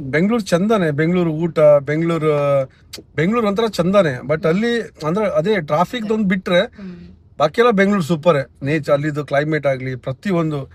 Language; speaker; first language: Kannada; non-native, local second language; Tulu